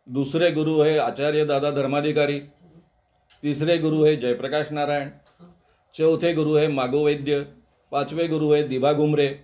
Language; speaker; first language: Hindi; non-native, local second language; Marathi